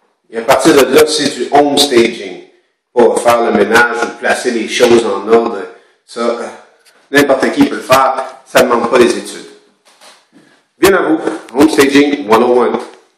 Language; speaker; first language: French; native; French